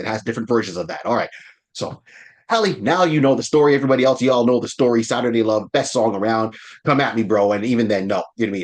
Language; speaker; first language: English; native; English